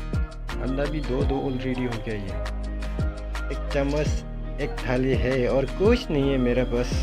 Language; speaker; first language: Hindi; non-native, local second language; Bodo